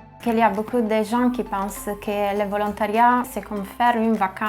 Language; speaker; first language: French; non-native, fluent; Italian